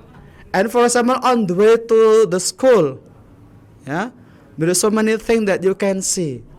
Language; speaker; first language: English; non-native, learner; Indonesian